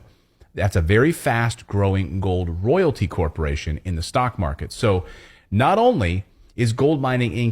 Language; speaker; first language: English; native; English